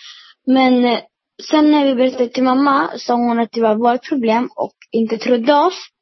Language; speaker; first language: Swedish; early bilingual, other home language; Amharic